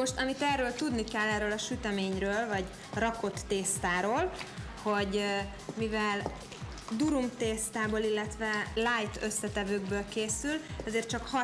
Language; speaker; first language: Hungarian; native; Hungarian